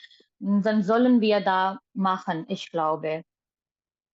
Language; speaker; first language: German; non-native, learner; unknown